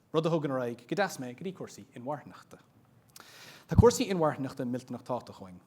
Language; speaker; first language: Irish; non-native, local second language; English